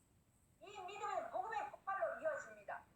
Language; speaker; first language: Korean; native; Korean